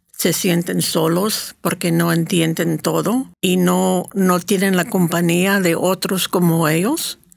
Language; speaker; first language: Spanish; early bilingual, heritage; Spanish